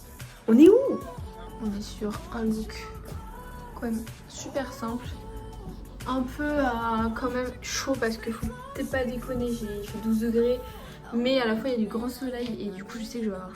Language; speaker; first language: French; native; French